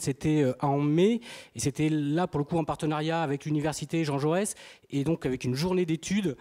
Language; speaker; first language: French; native; French